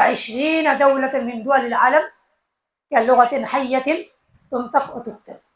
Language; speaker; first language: Arabic; non-native, fluent; Bangla